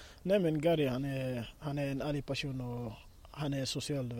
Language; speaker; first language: Swedish; early bilingual, other home language; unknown